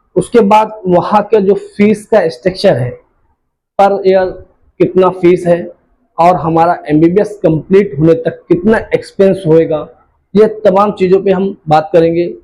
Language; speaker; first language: Hindi; native; Hindi